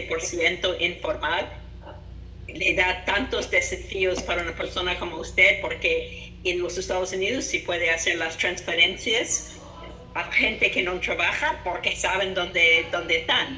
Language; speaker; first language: Spanish; non-native, fluent; English